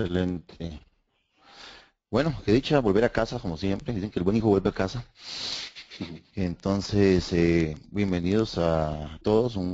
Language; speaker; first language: Spanish; native; Spanish